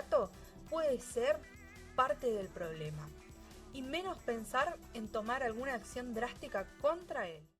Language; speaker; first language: Spanish; native; Spanish